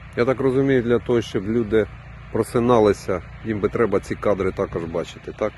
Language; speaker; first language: Ukrainian; native; Ukrainian